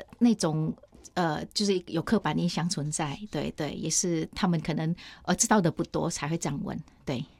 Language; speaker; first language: Chinese; non-native, fluent; Indonesian